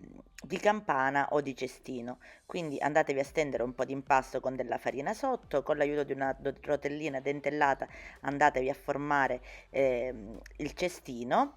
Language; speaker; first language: Italian; native; Italian